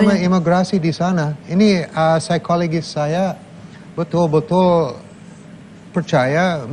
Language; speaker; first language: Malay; non-native, fluent; English